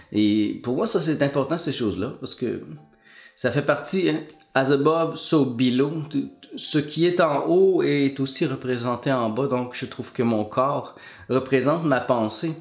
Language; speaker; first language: French; native; French